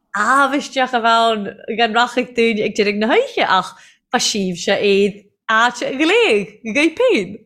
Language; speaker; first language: Irish; native; Irish